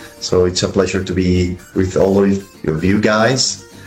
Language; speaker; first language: English; non-native, fluent; Spanish